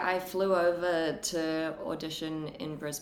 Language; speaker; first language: English; native; English